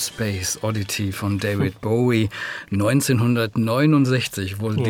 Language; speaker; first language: German; native; German